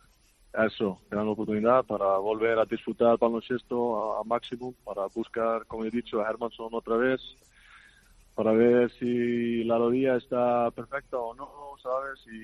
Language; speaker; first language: Spanish; non-native, fluent; Icelandic